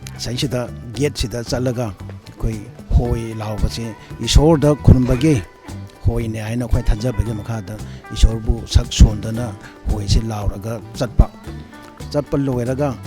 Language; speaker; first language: Manipuri; non-native, local second language; Rongmei Naga